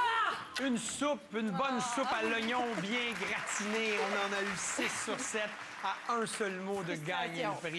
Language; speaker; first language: French; native; French